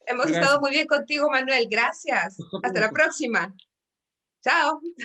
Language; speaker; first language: Spanish; native; Spanish